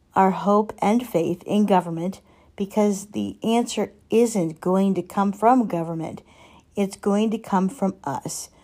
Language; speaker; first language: English; native; English